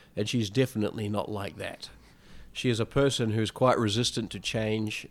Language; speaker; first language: English; native; English